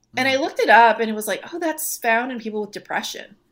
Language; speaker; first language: English; native; English